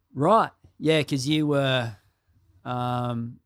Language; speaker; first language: English; native; English